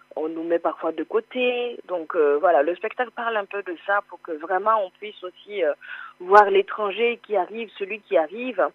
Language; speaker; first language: French; non-native, local second language; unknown